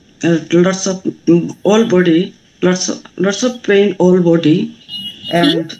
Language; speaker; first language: English; non-native, learner; Bangla